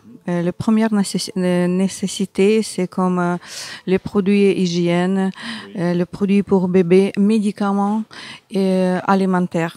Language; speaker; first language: French; non-native, learner; Ukrainian